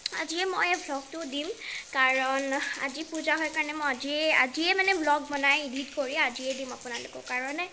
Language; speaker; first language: Hindi; non-native, local second language; Assamese